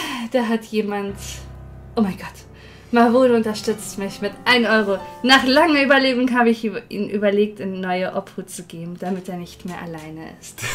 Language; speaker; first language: German; native; German